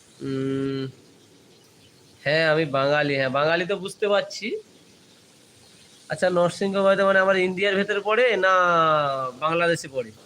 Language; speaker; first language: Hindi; non-native, local second language; Bangla